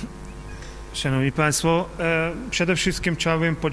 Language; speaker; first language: Polish; non-native, fluent; Hungarian